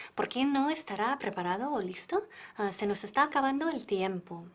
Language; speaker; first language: Spanish; non-native, fluent; English